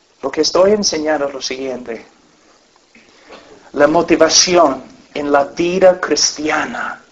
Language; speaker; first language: Spanish; non-native, fluent; English